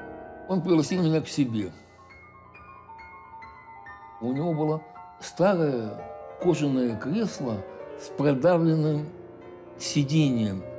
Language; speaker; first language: Russian; native; Russian